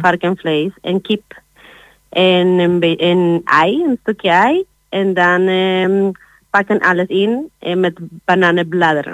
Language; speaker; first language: Dutch; non-native, learner; Spanish